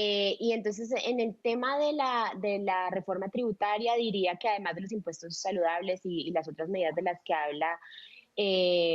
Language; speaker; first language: Spanish; native; Spanish